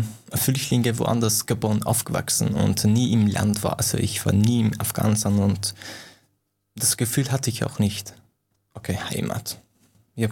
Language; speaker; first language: German; non-native, fluent; Persian